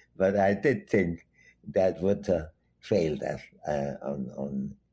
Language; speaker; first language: English; non-native, local second language; Bangla